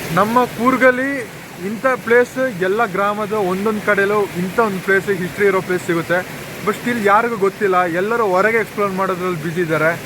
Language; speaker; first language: Kannada; non-native, local second language; Kodava